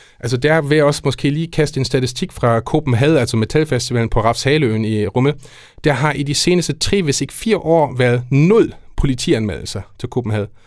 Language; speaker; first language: Danish; non-native, fluent; German